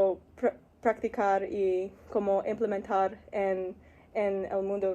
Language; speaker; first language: Spanish; non-native, learner; English